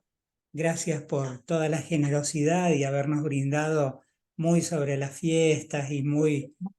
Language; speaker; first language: Spanish; native; Spanish